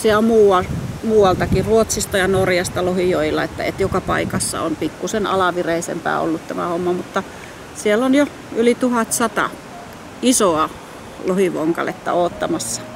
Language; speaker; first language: Finnish; native; Finnish